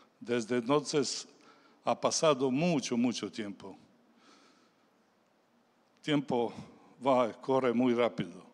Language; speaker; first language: Spanish; non-native, learner; Serbian